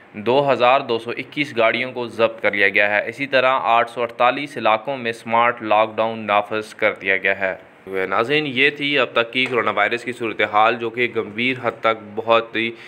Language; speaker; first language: Urdu; native; Urdu